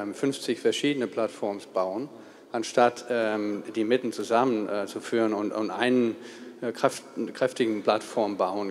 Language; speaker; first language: German; non-native, fluent; Danish